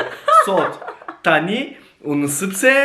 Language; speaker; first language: Albanian; non-native, learner; Turkish